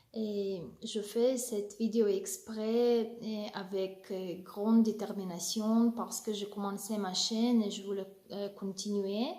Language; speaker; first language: French; non-native, learner; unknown